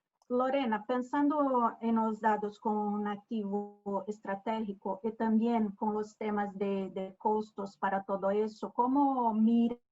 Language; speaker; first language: Spanish; non-native, fluent; Portuguese